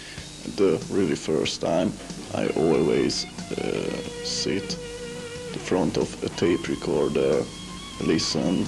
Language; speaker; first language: English; non-native, learner; Hungarian